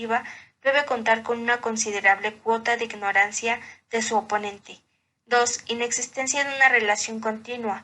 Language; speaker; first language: Spanish; native; Spanish